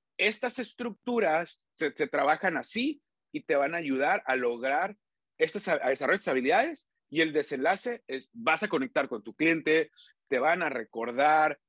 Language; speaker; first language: Spanish; native; Spanish